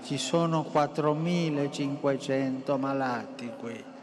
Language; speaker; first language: Italian; non-native, fluent; Spanish